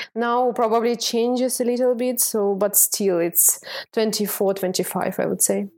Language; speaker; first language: English; non-native, fluent; Ukrainian